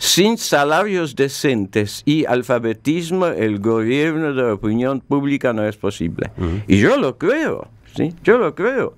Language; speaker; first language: Spanish; non-native, fluent; Polish